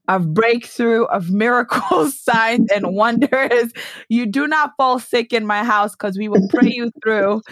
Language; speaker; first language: English; early bilingual, other home language; Yoruba